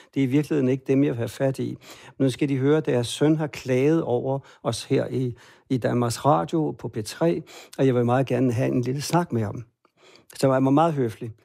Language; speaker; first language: Danish; native; Danish